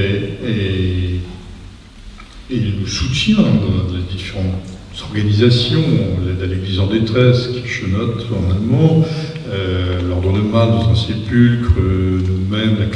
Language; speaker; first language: French; native; French